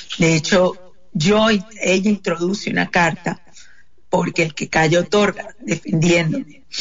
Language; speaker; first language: Spanish; native; Spanish